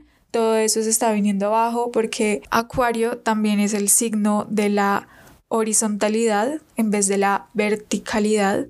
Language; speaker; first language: Spanish; native; Spanish